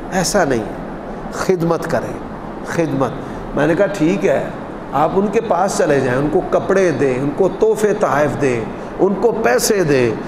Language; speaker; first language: Urdu; non-native, local second language; Punjabi